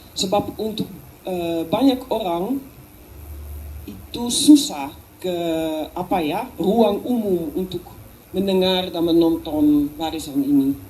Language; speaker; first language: Indonesian; non-native, learner; Dutch